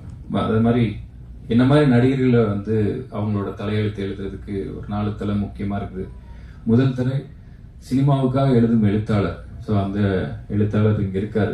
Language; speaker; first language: Tamil; native; Tamil